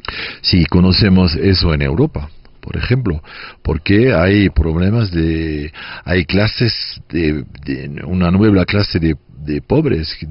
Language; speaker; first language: Spanish; native; Spanish